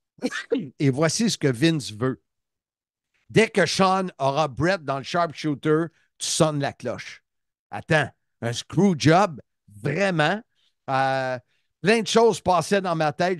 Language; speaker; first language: French; native; French